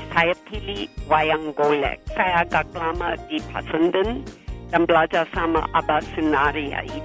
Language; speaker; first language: Indonesian; non-native, fluent; English